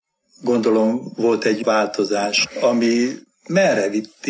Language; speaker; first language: Hungarian; native; Hungarian